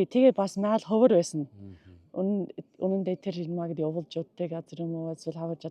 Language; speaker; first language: Mongolian; non-native, learner; English